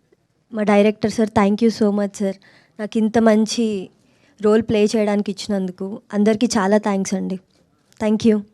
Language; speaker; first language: Telugu; native; Telugu